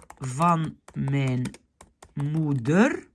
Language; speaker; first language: Dutch; non-native, fluent; French